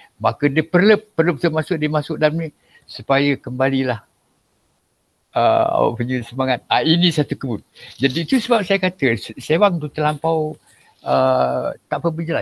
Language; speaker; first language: Malay; non-native, local second language; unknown